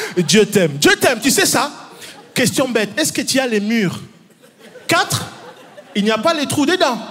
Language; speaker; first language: French; early bilingual, other home language; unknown